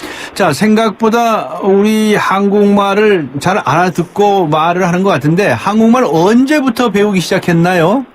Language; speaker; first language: Korean; native; Korean